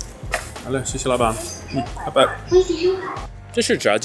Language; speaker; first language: Chinese; non-native, fluent; English